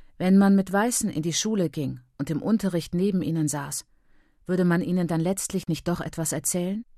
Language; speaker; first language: German; early bilingual, other home language; Persian